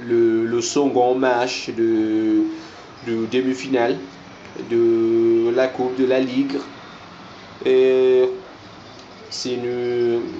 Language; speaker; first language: French; non-native, learner; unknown